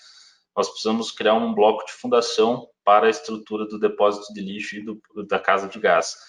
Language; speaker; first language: Portuguese; native; Portuguese